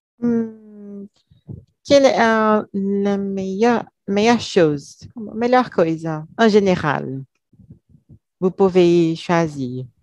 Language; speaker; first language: French; non-native, learner; Portuguese